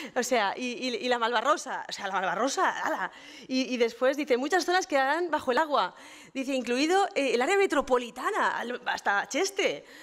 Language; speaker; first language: Spanish; native; Spanish